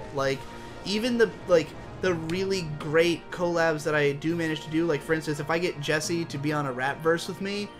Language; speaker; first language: English; native; English